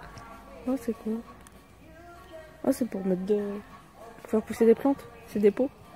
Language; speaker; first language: French; native; French